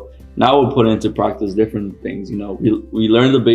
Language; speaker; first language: English; early bilingual, other home language; Spanish